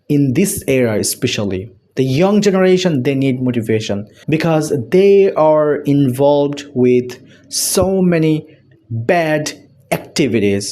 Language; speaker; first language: English; non-native, local second language; Bangla